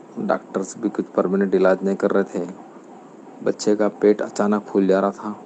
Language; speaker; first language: Urdu; native; Urdu